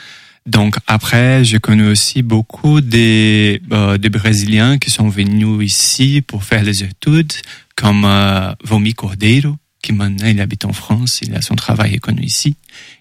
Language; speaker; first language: French; non-native, fluent; Portuguese